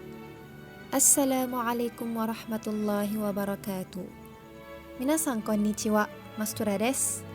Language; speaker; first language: Japanese; non-native, learner; Malay